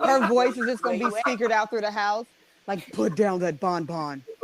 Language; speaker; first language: English; native; English